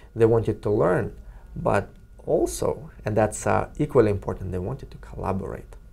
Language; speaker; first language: English; non-native, fluent; Russian